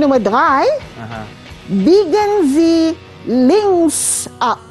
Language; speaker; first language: German; non-native, fluent; Malay